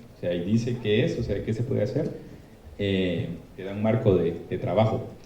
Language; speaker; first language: Spanish; native; Spanish